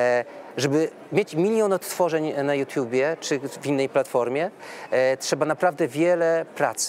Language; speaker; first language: Polish; native; Polish